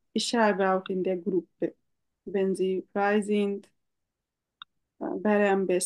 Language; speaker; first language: German; non-native, fluent; Bangla